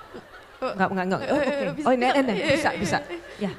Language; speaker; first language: Indonesian; native; Indonesian